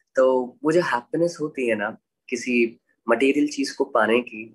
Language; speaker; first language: Hindi; native; Hindi